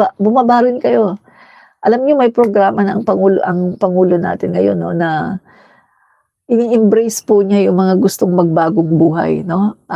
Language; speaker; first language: Filipino; native; Filipino